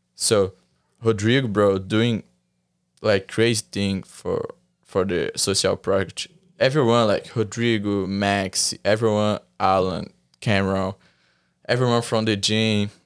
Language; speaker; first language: English; non-native, learner; Portuguese